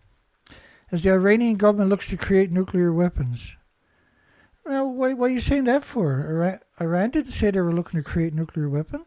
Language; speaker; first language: English; native; English